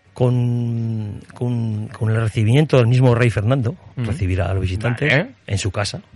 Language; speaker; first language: Spanish; native; Spanish